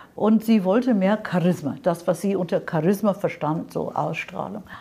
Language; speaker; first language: German; non-native, fluent; English